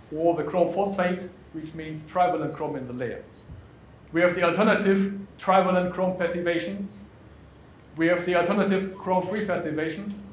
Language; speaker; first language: English; non-native, fluent; German